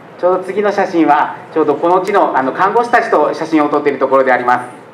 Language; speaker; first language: Japanese; native; Japanese